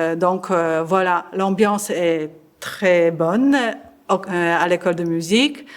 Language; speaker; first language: French; non-native, fluent; Polish